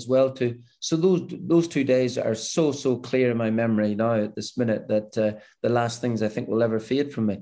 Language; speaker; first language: English; native; English